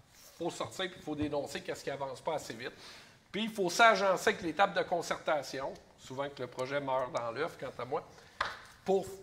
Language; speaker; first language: French; native; French